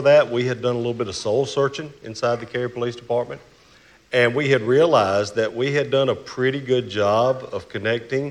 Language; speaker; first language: English; native; English